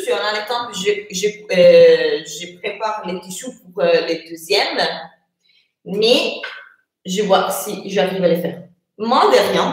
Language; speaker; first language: French; non-native, fluent; Italian